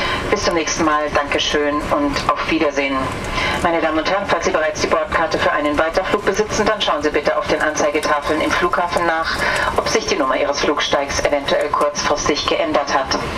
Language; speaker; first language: German; native; German